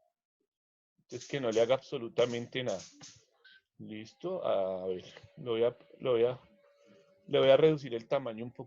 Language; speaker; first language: Spanish; native; Spanish